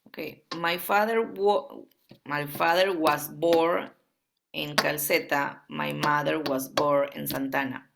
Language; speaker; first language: English; non-native, learner; Spanish